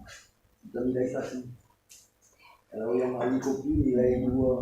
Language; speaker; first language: Indonesian; non-native, learner; French